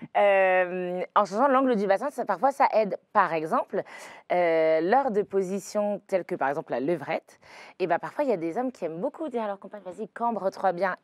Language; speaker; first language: French; native; French